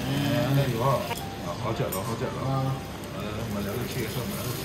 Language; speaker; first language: Chinese; native; Chinese